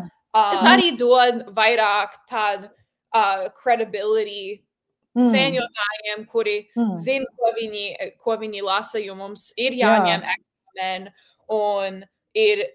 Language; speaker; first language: Latvian; early bilingual, heritage; Latvian